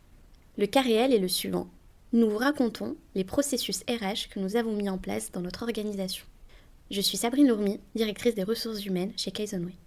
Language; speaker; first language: French; native; French